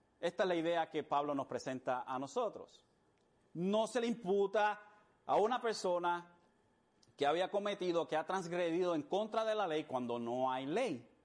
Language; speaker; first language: Spanish; early bilingual, heritage; Spanish